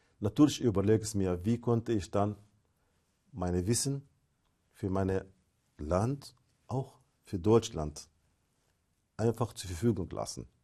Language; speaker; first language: German; non-native, fluent; Arabic